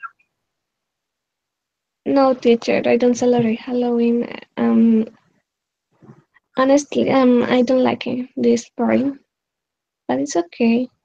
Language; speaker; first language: English; non-native, learner; Spanish